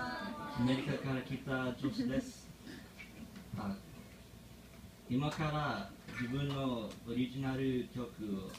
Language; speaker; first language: Japanese; non-native, learner; English